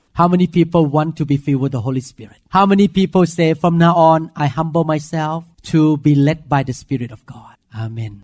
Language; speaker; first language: English; non-native, fluent; Thai